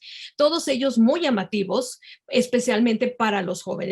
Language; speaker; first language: Spanish; native; Spanish